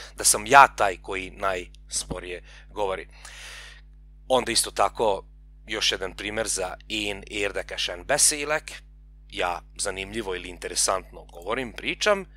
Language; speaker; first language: Serbian; non-native, local second language; Hungarian